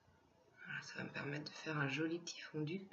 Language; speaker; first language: French; native; French